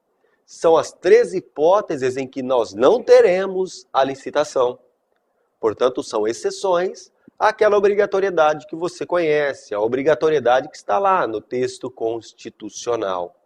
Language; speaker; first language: Portuguese; native; Portuguese